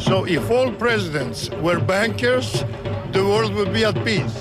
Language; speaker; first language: English; non-native, fluent; Croatian